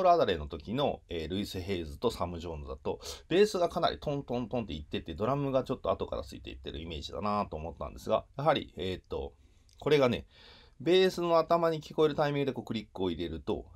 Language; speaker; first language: Japanese; native; Japanese